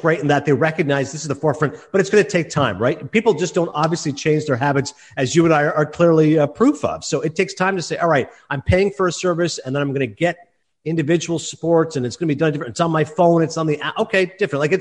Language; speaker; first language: English; native; English